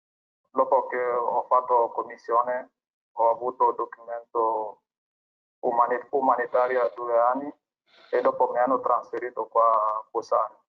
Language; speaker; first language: Italian; non-native, learner; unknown